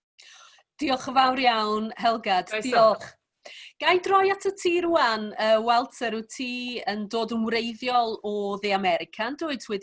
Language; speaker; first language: Welsh; native; Welsh